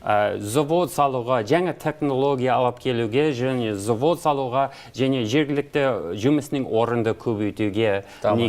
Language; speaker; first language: Kazakh; non-native, learner; English